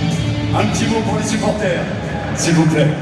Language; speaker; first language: French; native; French